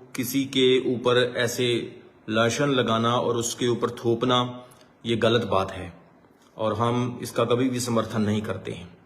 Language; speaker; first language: Hindi; non-native, local second language; Punjabi